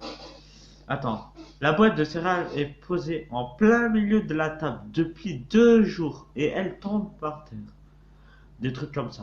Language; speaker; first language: French; native; French